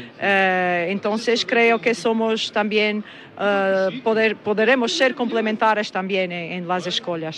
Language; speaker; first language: Spanish; non-native, learner; Portuguese